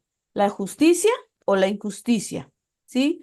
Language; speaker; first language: Spanish; native; Spanish